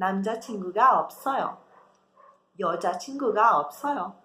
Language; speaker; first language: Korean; non-native, fluent; Portuguese